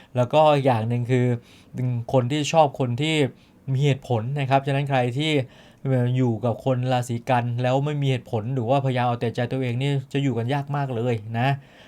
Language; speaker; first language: Thai; native; Thai